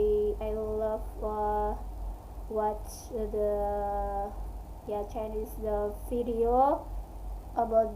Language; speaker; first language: English; non-native, learner; Indonesian